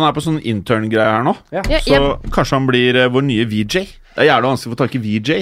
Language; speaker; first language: Norwegian; native; Norwegian